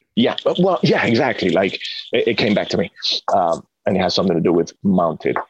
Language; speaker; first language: English; early bilingual, other home language; Spanish